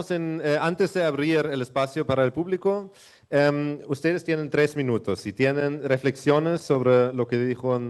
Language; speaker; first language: Spanish; non-native, fluent; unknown